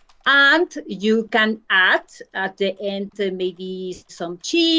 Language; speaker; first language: English; non-native, learner; Spanish